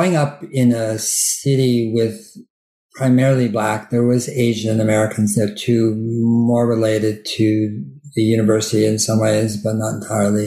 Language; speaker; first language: English; native; English